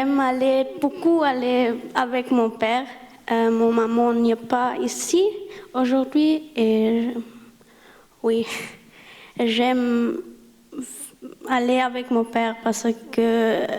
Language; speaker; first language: French; non-native, learner; German